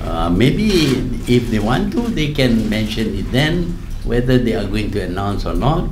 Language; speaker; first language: English; non-native, local second language; Malay